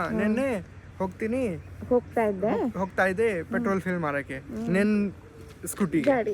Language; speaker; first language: Kannada; non-native, learner; Hindi